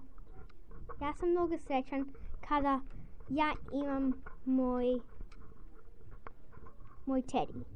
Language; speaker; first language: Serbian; early bilingual, heritage; Serbian